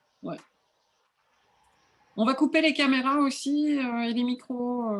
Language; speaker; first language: French; native; French